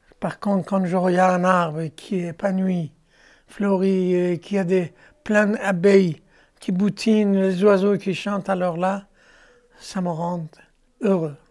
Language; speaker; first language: French; non-native, fluent; Persian